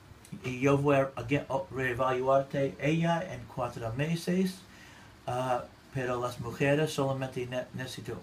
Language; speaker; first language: Spanish; non-native, learner; English